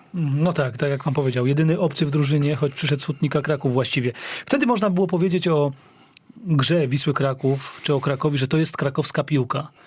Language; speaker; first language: Polish; native; Polish